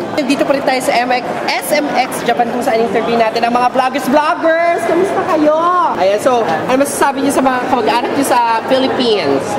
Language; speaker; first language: Filipino; native; Filipino